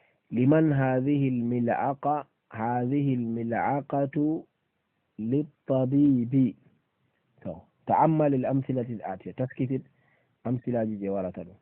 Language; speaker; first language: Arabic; non-native, fluent; Fula